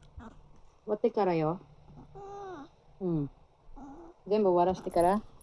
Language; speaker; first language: Japanese; non-native, fluent; Filipino